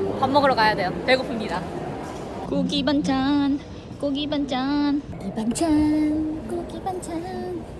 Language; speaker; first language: Korean; native; Korean